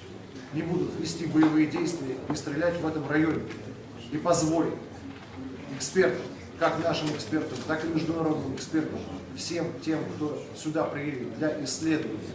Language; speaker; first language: Russian; native; Russian